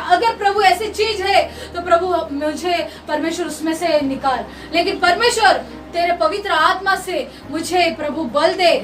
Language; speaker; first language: Hindi; non-native, local second language; Marathi